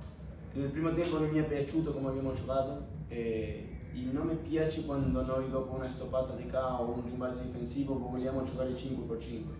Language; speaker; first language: Italian; non-native, fluent; Spanish